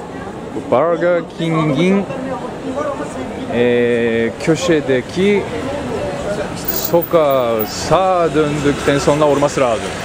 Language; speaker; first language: Turkish; non-native, fluent; Japanese